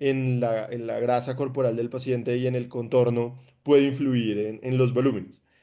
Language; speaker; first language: Spanish; native; Spanish